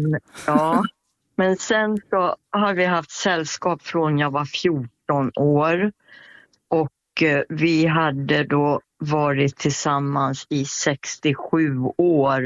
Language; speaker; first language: Swedish; native; Swedish